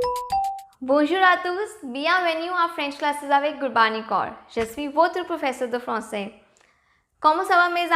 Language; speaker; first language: French; non-native, fluent; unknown